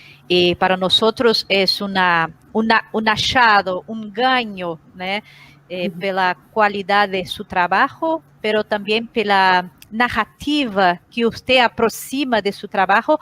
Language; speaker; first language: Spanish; non-native, learner; Portuguese